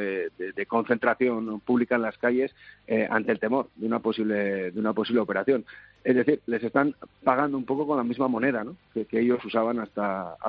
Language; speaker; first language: Spanish; native; Spanish